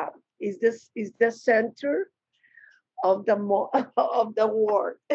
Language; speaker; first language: English; non-native, learner; Spanish